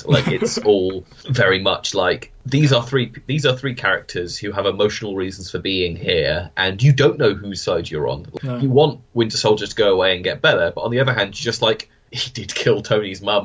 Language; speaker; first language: English; native; English